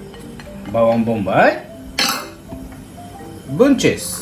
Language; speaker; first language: Indonesian; non-native, learner; Japanese